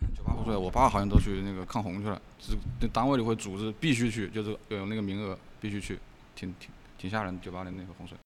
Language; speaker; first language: Chinese; native; Chinese